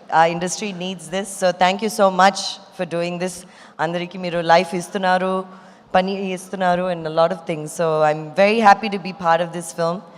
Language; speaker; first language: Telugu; non-native, fluent; Malayalam